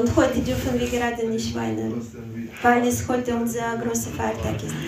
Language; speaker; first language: German; non-native, fluent; Russian